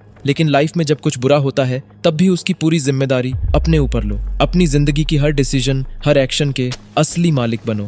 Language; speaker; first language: Hindi; native; Hindi